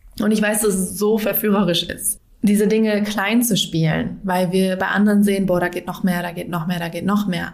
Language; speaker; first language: German; native; German